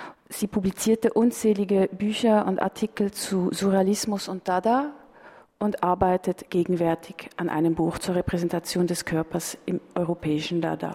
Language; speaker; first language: German; native; German